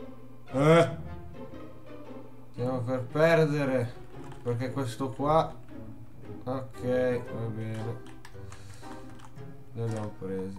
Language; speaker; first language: Italian; native; Italian